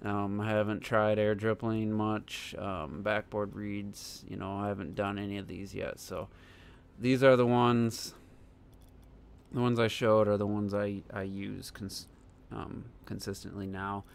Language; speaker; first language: English; native; English